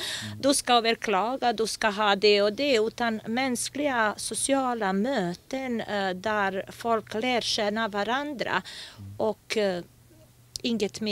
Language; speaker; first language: Swedish; non-native, fluent; Bosnian